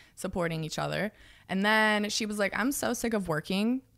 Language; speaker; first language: English; native; English